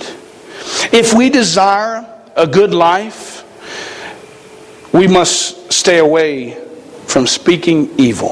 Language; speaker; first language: English; native; English